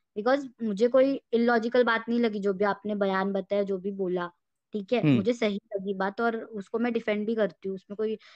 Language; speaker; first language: Hindi; native; Hindi